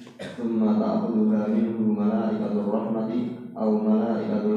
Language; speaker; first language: Arabic; non-native, fluent; Indonesian